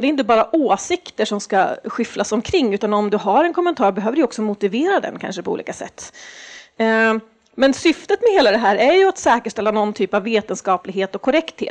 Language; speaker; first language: Swedish; native; Swedish